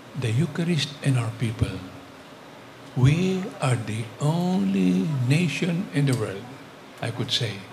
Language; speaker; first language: English; non-native, local second language; Filipino